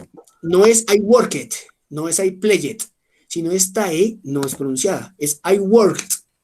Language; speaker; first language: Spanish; native; Spanish